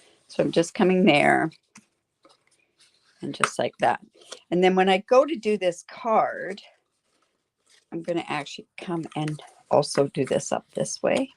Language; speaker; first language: English; native; English